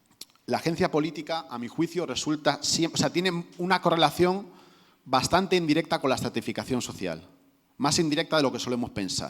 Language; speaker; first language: Spanish; native; Spanish